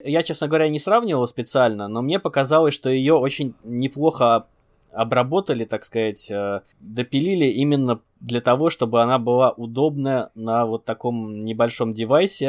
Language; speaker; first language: Russian; native; Russian